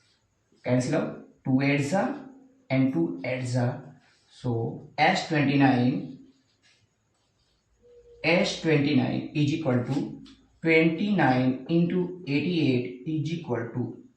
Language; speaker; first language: English; non-native, local second language; Hindi